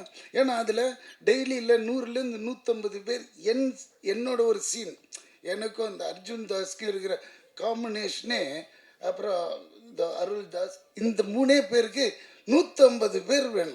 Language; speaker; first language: Tamil; native; Tamil